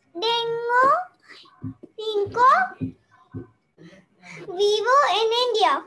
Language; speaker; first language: Spanish; non-native, learner; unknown